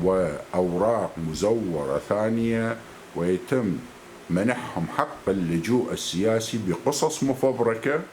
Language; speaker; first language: Arabic; native; Arabic